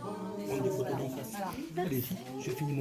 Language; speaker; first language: French; native; French